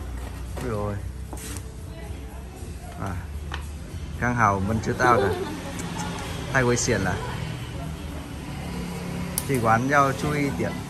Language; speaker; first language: Chinese; non-native, fluent; Vietnamese